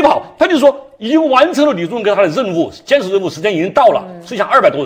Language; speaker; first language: Chinese; native; Chinese